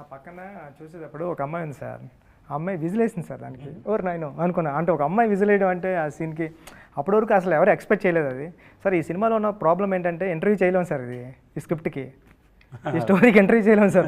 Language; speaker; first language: Telugu; native; Telugu